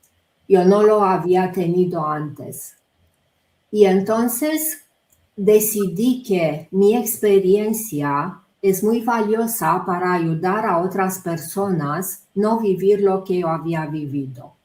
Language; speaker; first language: Spanish; non-native, fluent; Romanian